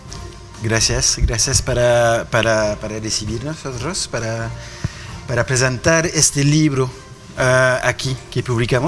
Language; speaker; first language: Spanish; non-native, fluent; French